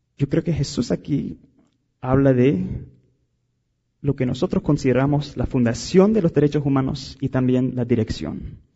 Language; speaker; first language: Spanish; non-native, fluent; English